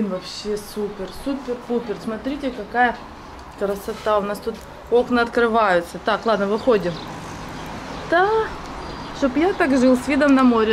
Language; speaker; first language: Russian; native; Russian